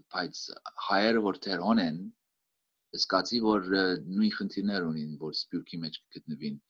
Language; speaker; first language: Armenian; early bilingual, heritage; Armenian